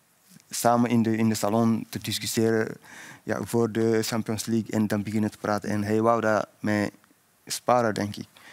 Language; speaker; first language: Dutch; non-native, fluent; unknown